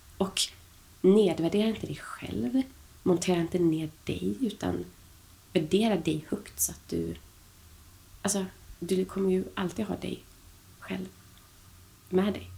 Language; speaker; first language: Swedish; native; Swedish